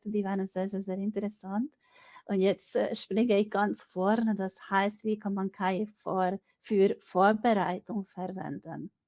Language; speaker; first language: German; non-native, fluent; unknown